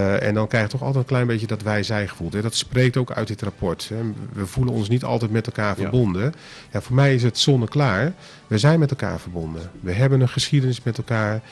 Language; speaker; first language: Dutch; non-native, local second language; Papiamento